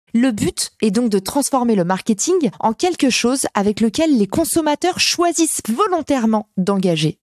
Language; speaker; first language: French; native; French